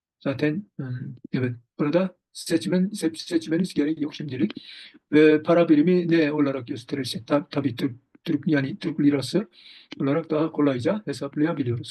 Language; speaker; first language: Turkish; non-native, fluent; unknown